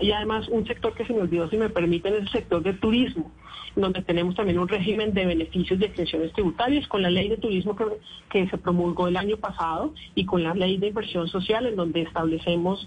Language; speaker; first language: Spanish; native; Spanish